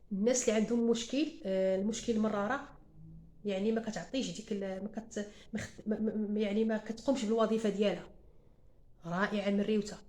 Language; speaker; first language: Arabic; native; Arabic